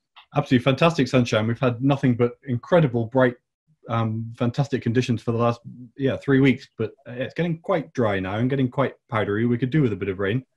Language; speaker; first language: English; native; English